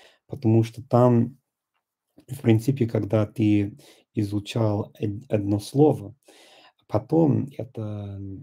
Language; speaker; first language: Russian; non-native, fluent; English